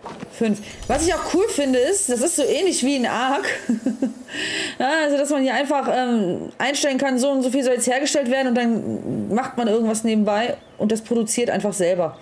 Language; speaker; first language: German; native; German